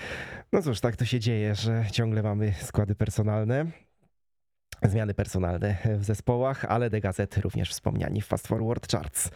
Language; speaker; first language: Polish; native; Polish